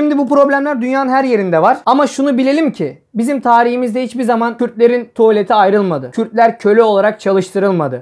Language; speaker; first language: Turkish; native; Turkish